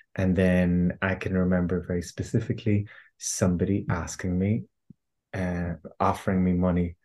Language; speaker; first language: English; native; English